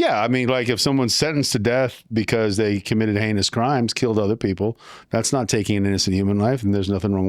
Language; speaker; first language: English; native; English